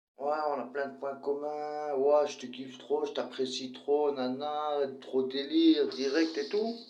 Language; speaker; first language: French; early bilingual, other home language; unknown